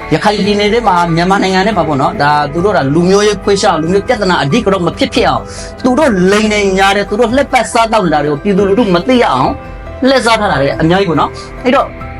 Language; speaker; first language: Burmese; non-native, local second language; Rohingya